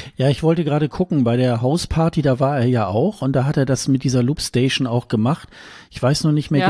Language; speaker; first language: German; native; German